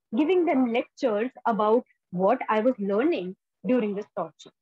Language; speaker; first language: English; non-native, local second language; Hindi